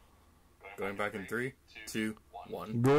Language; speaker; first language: English; native; English